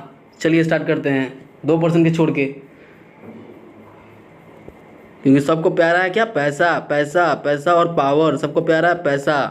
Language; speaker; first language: Hindi; native; Hindi